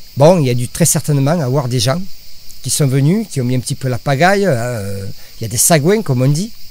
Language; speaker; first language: French; native; French